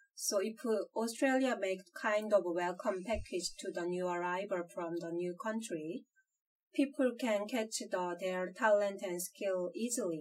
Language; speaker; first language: English; non-native, fluent; Korean